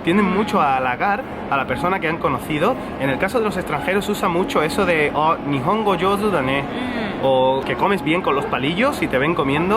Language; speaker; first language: Spanish; native; Spanish